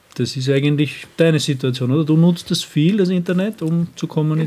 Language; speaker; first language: German; native; German